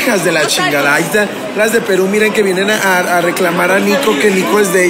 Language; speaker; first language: Spanish; native; Spanish